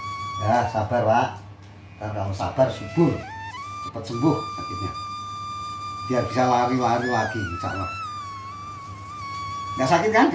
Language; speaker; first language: Indonesian; non-native, local second language; Javanese